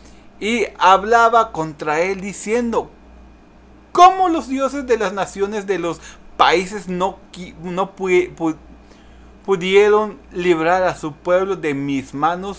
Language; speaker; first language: Spanish; early bilingual, heritage; Spanish